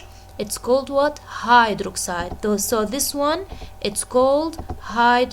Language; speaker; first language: English; non-native, fluent; Arabic